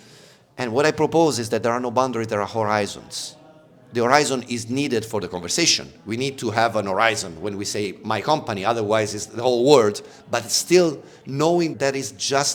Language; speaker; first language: English; non-native, fluent; Italian